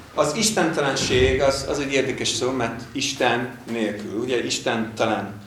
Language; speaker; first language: Hungarian; non-native, fluent; English